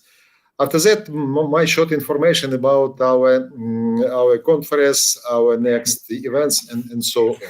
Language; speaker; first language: English; non-native, learner; Ukrainian